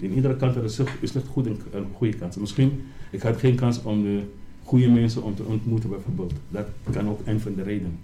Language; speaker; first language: Dutch; non-native, learner; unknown